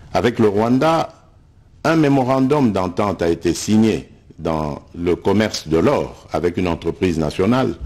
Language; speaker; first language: French; non-native, local second language; Luba-Lulua